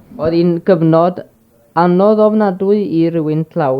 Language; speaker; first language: Welsh; native; Welsh